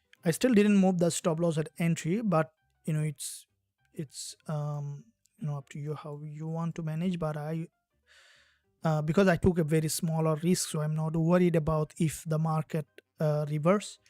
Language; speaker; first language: English; non-native, fluent; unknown